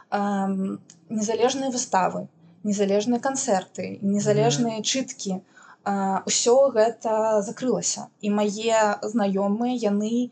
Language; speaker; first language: Belarusian; non-native, local second language; Russian